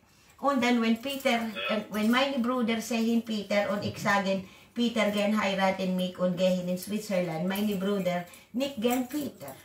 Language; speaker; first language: German; non-native, learner; Waray